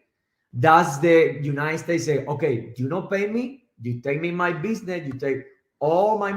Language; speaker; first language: English; non-native, learner; Spanish